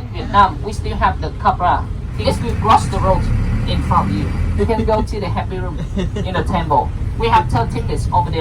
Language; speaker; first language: English; non-native, fluent; Vietnamese